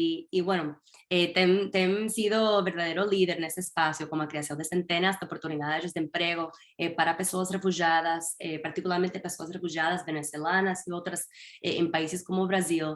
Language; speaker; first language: Portuguese; non-native, fluent; Spanish